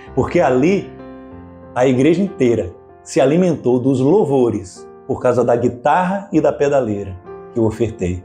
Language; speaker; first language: Portuguese; native; Portuguese